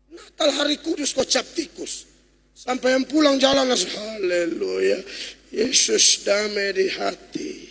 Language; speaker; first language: Indonesian; native; Indonesian